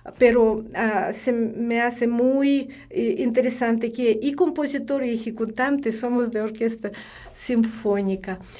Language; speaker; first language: Spanish; non-native, fluent; Russian